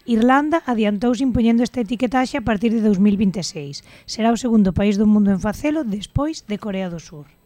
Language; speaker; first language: Galician; native; Galician